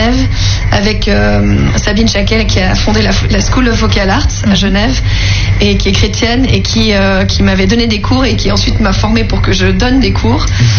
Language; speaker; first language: French; native; French